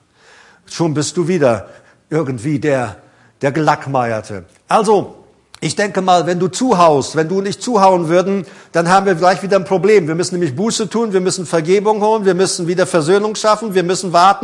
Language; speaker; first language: German; native; German